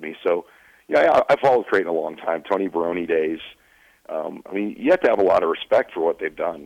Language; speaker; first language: English; native; English